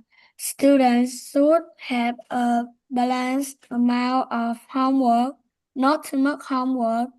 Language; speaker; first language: English; non-native, learner; Vietnamese